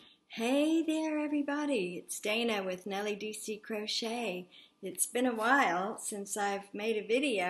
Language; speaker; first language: English; native; English